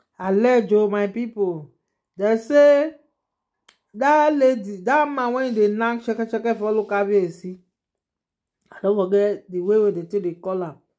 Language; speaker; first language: Nigerian Pidgin; non-native, local second language; Yoruba